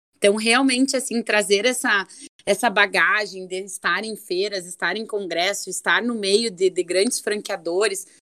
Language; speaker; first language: Portuguese; native; Portuguese